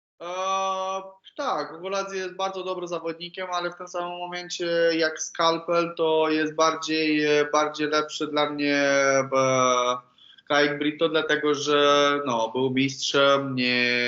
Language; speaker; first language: Polish; non-native, learner; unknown